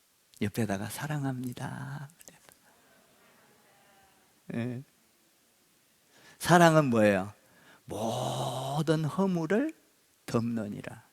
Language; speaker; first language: Korean; native; Korean